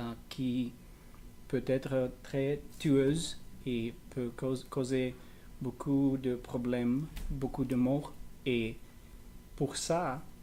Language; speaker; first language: French; non-native, learner; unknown